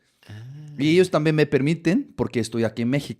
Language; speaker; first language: Spanish; non-native, fluent; Korean